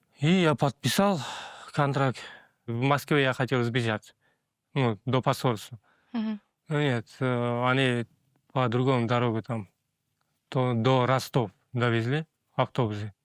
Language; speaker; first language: Russian; non-native, fluent; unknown